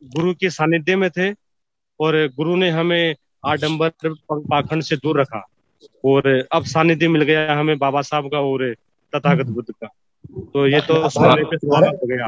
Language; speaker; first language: Hindi; native; Hindi